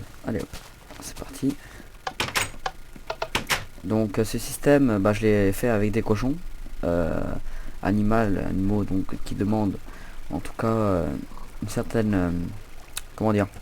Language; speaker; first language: French; native; French